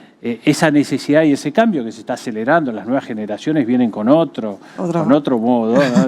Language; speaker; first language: Spanish; native; Spanish